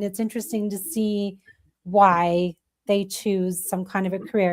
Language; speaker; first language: English; native; English